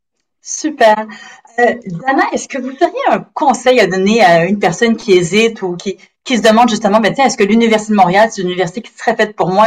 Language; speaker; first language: French; native; French